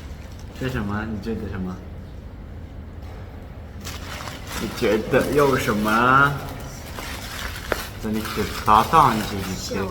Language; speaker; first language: Chinese; non-native, learner; Mongolian